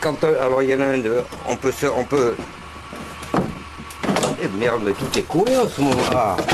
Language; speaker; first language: French; native; French